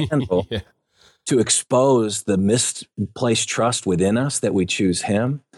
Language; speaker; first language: English; native; English